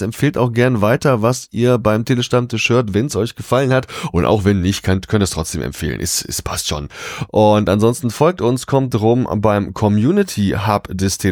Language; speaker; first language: German; native; German